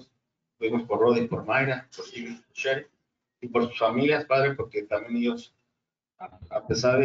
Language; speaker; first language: Spanish; native; Spanish